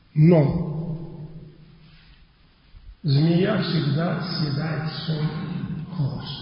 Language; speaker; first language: Russian; non-native, fluent; Polish